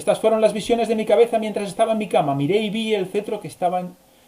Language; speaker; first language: Spanish; native; Spanish